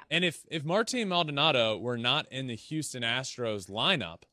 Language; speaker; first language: English; native; English